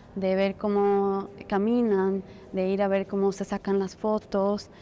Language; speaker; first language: Spanish; native; Spanish